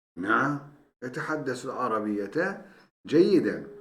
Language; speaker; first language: Arabic; non-native, fluent; Turkish